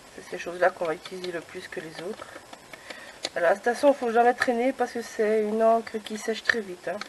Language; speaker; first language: French; native; French